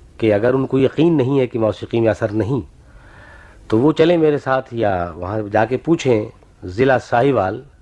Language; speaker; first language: Urdu; native; Urdu